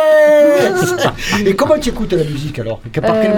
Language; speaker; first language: French; native; French